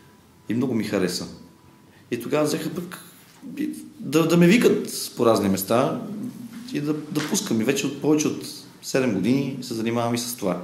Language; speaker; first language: Bulgarian; native; Bulgarian